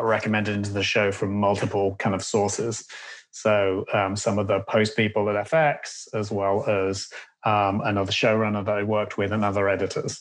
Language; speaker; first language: English; native; English